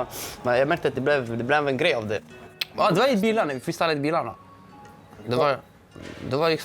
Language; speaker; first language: Swedish; early bilingual, other home language; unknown